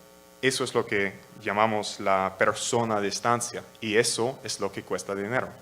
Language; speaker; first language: Spanish; non-native, learner; English